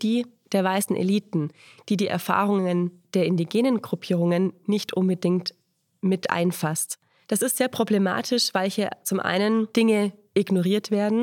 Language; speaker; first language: German; native; German